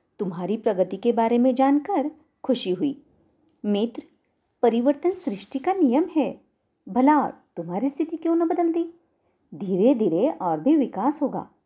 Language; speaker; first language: Hindi; non-native, local second language; Marathi